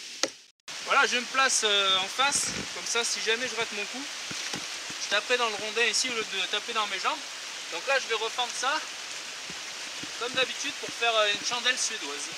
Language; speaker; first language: French; native; French